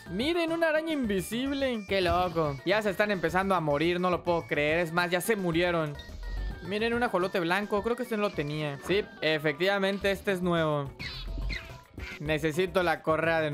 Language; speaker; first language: Spanish; native; Spanish